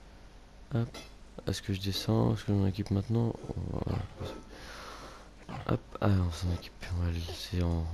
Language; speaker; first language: French; native; French